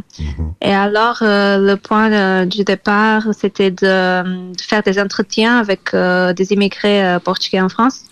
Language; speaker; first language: French; non-native, fluent; Portuguese